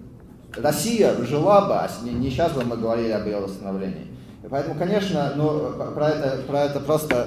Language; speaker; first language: Russian; native; Russian